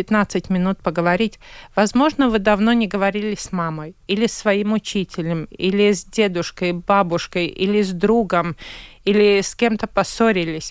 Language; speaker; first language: Russian; non-native, local second language; Latvian